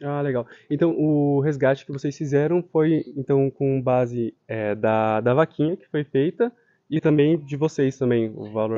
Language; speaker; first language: Portuguese; native; Portuguese